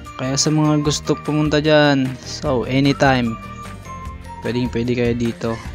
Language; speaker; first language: Filipino; non-native, local second language; Masbatenyo